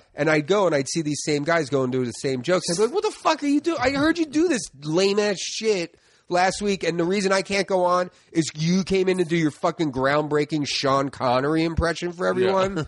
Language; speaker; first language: English; native; English